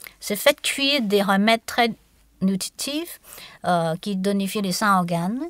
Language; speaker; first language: French; non-native, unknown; Chinese